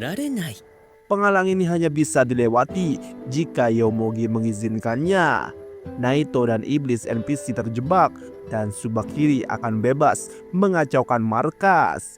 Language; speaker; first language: Indonesian; native; Indonesian